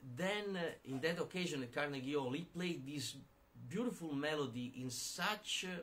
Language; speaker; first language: English; non-native, fluent; Italian